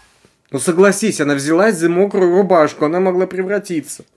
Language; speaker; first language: Russian; native; Russian